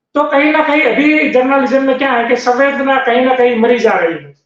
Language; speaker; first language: Hindi; non-native, local second language; Gujarati